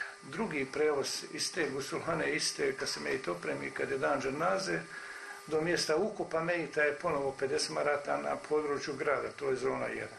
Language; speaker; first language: Croatian; native; Croatian